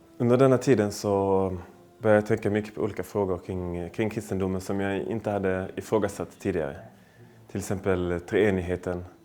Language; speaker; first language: Swedish; native; Swedish